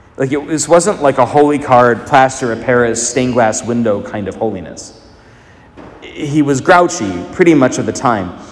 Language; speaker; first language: English; native; English